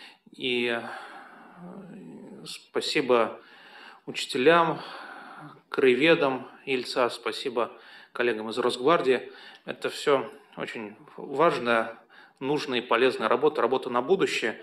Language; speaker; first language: Russian; native; Russian